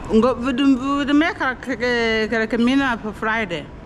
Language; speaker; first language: Danish; non-native, learner; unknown